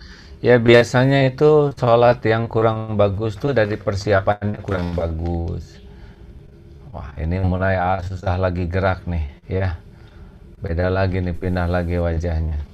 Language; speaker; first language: Indonesian; native; Indonesian